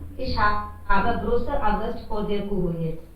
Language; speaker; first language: German; non-native, learner; Hindi